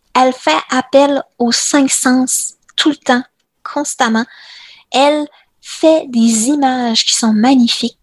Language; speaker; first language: French; native; French